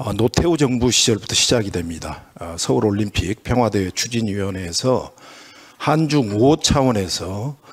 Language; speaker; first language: Korean; native; Korean